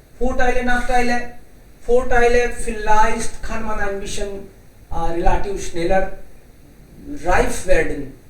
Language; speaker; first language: German; non-native, learner; Hindi